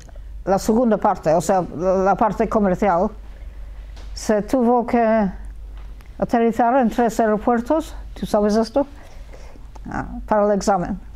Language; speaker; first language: Spanish; early bilingual, heritage; Spanish